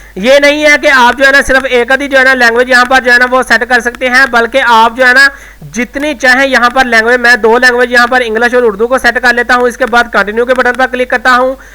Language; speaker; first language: Urdu; non-native, local second language; Punjabi